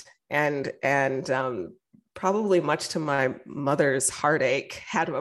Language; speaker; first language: English; native; English